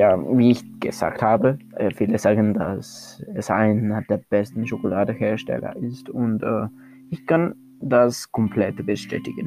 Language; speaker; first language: German; non-native, learner; Spanish